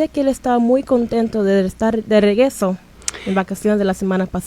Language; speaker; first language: Spanish; early bilingual, heritage; Spanish